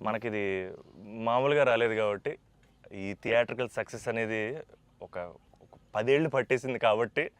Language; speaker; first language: Telugu; native; Telugu